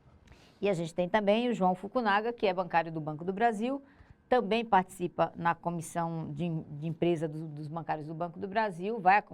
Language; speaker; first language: Portuguese; native; Portuguese